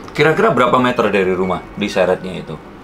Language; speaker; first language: Indonesian; native; Indonesian